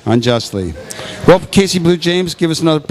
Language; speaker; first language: English; native; English